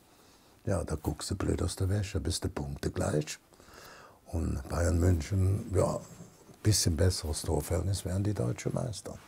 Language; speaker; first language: German; native; German